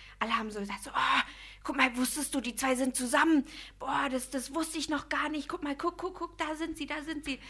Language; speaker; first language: German; non-native, fluent; Spanish